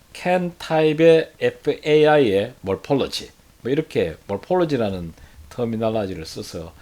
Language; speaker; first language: Korean; native; Korean